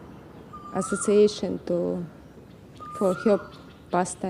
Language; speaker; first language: English; non-native, learner; Russian